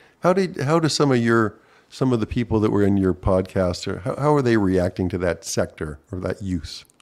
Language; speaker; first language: English; native; English